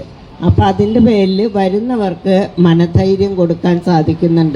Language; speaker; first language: Malayalam; native; Malayalam